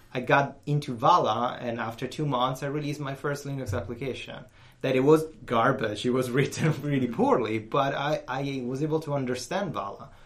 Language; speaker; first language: English; non-native, fluent; Italian